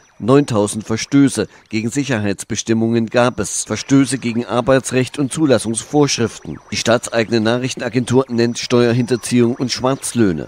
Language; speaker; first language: German; native; German